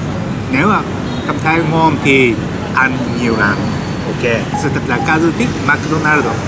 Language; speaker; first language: Vietnamese; non-native, learner; Japanese